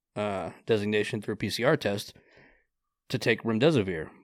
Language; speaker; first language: English; native; English